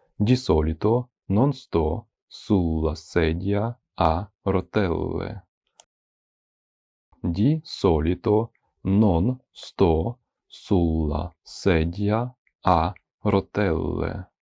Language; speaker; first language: Italian; non-native, fluent; Ukrainian